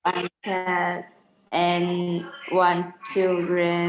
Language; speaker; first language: English; non-native, learner; Vietnamese